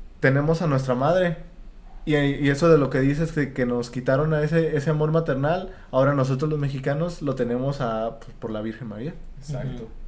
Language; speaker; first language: Spanish; native; Spanish